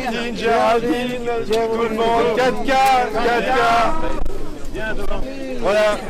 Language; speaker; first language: French; native; French